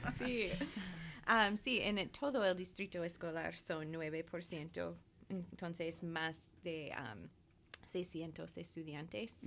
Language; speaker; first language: Spanish; non-native, fluent; English